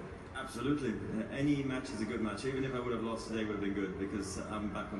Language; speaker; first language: English; non-native, fluent; German